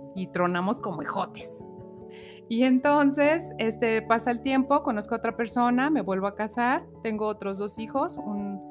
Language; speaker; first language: Spanish; native; Spanish